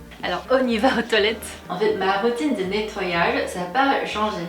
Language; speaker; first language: French; non-native, fluent; Korean